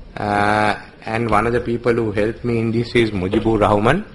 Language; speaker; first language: English; non-native, local second language; Sinhala